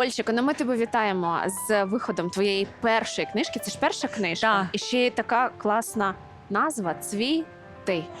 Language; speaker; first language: Ukrainian; native; Ukrainian